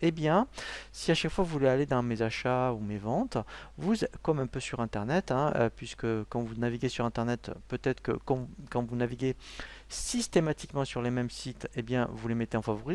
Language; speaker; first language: French; native; French